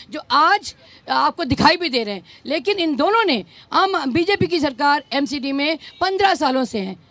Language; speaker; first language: Hindi; native; Hindi